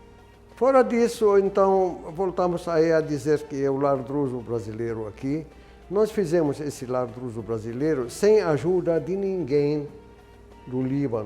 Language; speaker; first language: Portuguese; non-native, fluent; Arabic